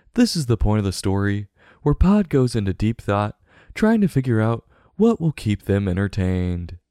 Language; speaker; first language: English; native; English